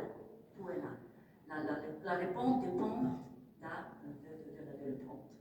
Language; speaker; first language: French; non-native, fluent; Italian